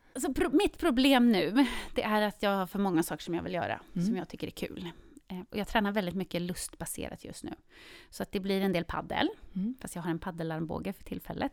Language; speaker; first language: Swedish; native; Swedish